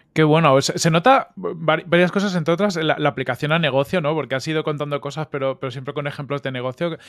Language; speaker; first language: Spanish; native; Spanish